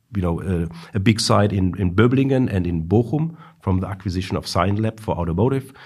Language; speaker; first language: English; non-native, fluent; German